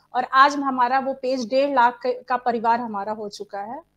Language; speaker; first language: Hindi; native; Hindi